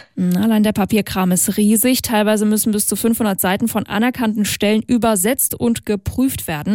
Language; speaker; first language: German; native; German